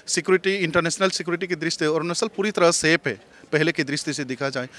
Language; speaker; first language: Hindi; non-native, local second language; Chakma